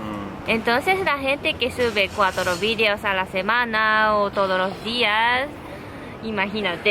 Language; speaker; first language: Spanish; non-native, fluent; Japanese